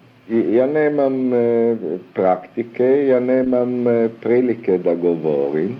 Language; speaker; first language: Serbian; early bilingual, other home language; German